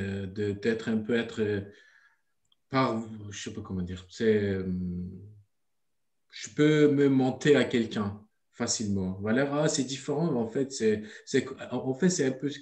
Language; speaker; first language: French; non-native, learner; Turkish